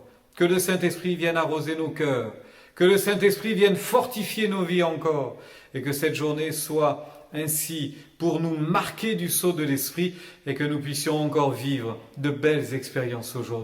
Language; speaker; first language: French; native; French